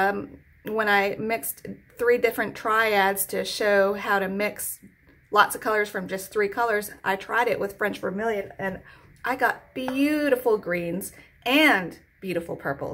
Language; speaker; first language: English; native; English